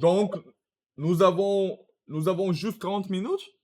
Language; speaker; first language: French; non-native, learner; Russian